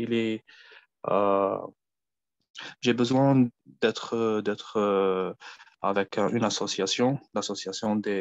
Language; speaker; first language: French; non-native, fluent; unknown